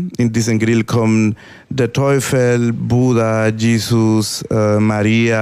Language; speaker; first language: German; non-native, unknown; Spanish